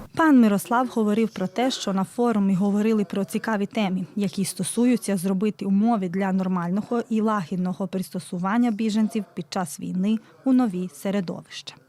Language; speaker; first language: Ukrainian; early bilingual, heritage; Ukrainian